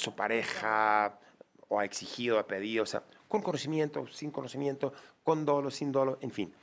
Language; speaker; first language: Spanish; non-native, fluent; English